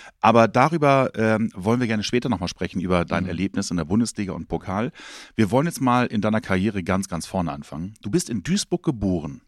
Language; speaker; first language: German; native; German